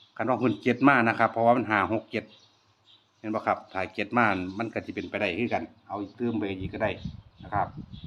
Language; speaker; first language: Thai; native; Thai